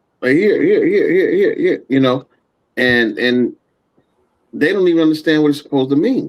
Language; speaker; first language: English; native; English